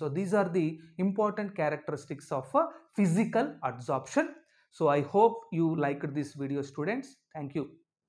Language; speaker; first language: English; non-native, local second language; Telugu